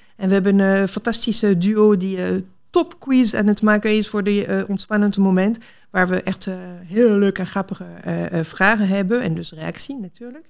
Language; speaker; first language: Dutch; non-native, fluent; French